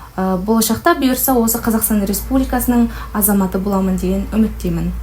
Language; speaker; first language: Kazakh; early bilingual, heritage; Kazakh